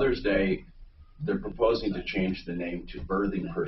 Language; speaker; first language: English; native; English